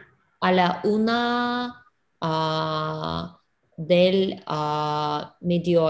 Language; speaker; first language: Spanish; non-native, learner; Russian